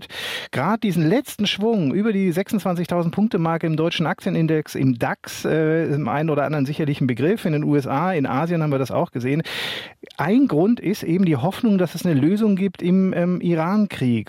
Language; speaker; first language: German; native; German